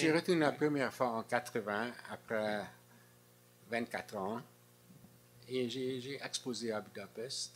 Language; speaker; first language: French; non-native, fluent; Hungarian